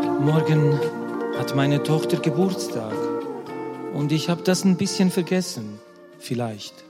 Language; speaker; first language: German; non-native, learner; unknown